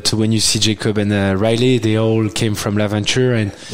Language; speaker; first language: English; non-native, fluent; French